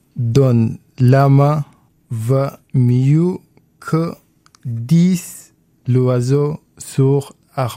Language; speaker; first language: French; non-native, learner; Arabic